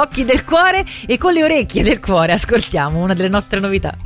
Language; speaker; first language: Italian; native; Italian